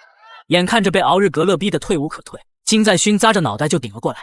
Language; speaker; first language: Chinese; native; Chinese